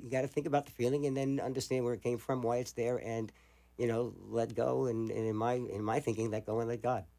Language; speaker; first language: English; native; English